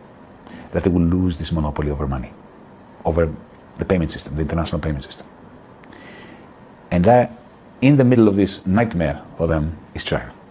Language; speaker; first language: English; non-native, fluent; Greek